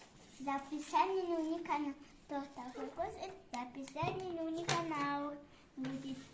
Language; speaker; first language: Russian; non-native, local second language; Kazakh